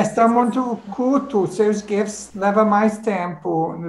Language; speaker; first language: Portuguese; non-native, fluent; English